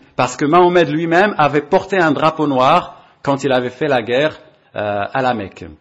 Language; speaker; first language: French; non-native, local second language; Arabic